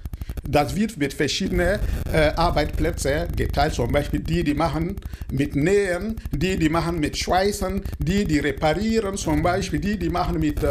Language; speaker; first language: German; non-native, fluent; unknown